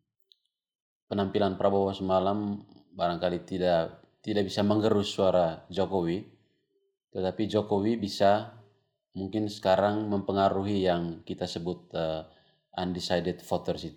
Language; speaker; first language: Indonesian; native; Indonesian